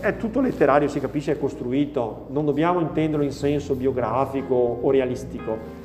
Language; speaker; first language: Italian; native; Italian